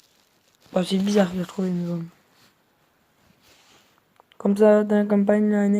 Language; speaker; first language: French; native; French